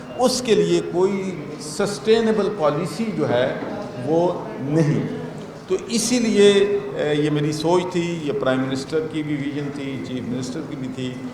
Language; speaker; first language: Urdu; non-native, local second language; Punjabi